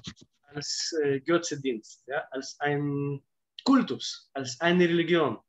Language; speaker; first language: German; non-native, fluent; Russian